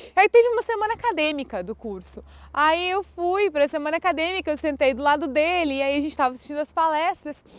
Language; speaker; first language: Portuguese; native; Portuguese